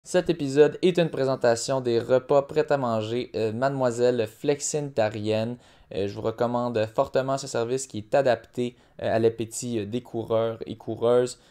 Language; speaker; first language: French; native; French